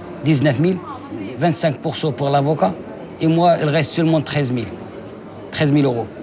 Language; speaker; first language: French; non-native, learner; Arabic